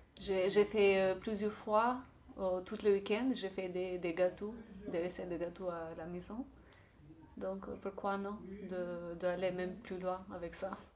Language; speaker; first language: French; non-native, learner; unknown